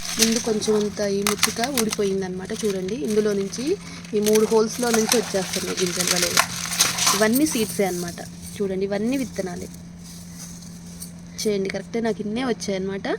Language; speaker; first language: Telugu; native; Telugu